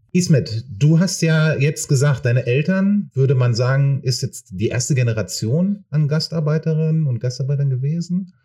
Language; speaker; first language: German; native; German